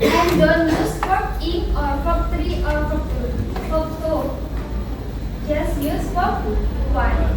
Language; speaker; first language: English; non-native, learner; Indonesian